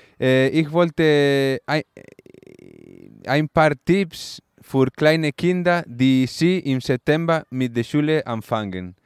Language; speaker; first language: German; non-native, learner; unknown